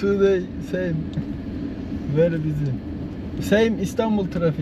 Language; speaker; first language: English; non-native, learner; Turkish